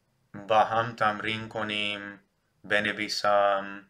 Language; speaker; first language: Persian; non-native, learner; Dutch